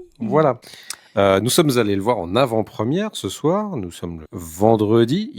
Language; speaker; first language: French; native; French